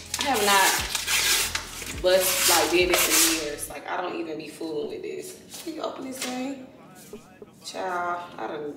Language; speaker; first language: English; native; English